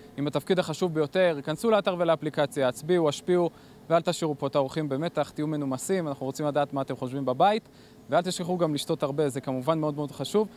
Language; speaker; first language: Hebrew; native; Hebrew